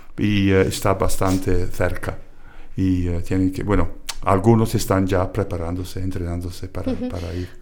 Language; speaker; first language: Spanish; non-native, fluent; English